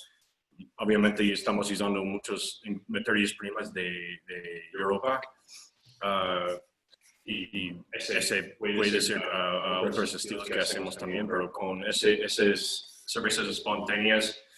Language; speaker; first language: Spanish; non-native, fluent; English